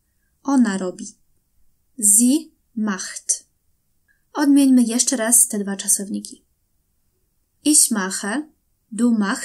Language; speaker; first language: Polish; native; Polish